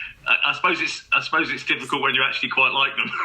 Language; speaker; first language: English; native; English